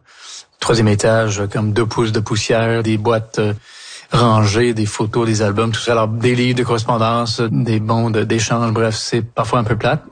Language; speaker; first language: French; non-native, local second language; English